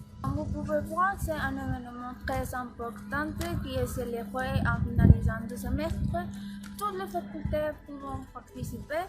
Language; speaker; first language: French; non-native, learner; Spanish